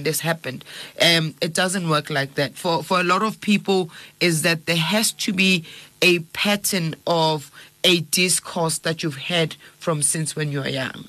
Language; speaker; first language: English; non-native, local second language; Zulu